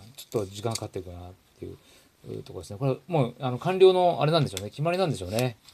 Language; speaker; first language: Japanese; native; Japanese